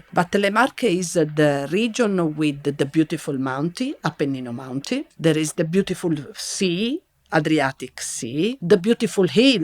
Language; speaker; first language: English; non-native, learner; Italian